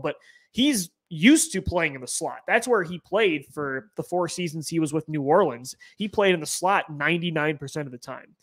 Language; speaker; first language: English; native; English